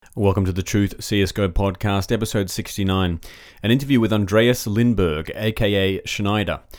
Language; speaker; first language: English; native; English